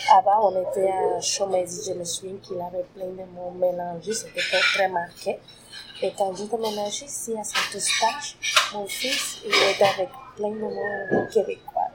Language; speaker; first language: French; non-native, fluent; Spanish